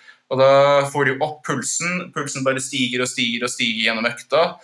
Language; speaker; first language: Norwegian; non-native, fluent; English